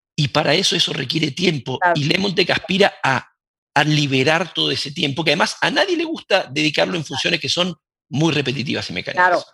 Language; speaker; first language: Spanish; native; Spanish